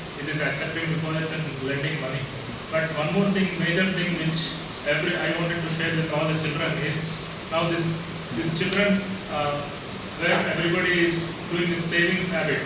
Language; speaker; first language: English; non-native, local second language; Telugu